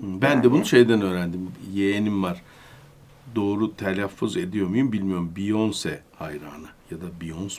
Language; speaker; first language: Turkish; native; Turkish